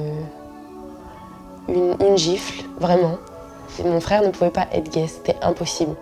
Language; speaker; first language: French; native; French